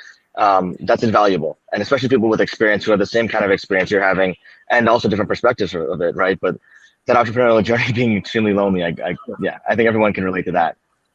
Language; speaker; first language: English; native; English